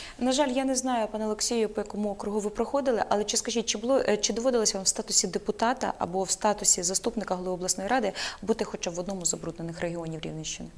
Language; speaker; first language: Ukrainian; native; Ukrainian